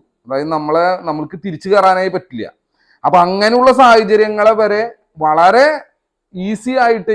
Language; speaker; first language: Malayalam; native; Malayalam